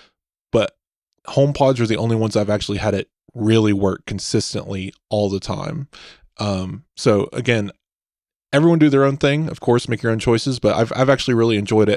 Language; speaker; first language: English; native; English